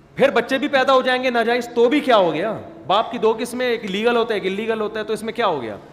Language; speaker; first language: Urdu; native; Urdu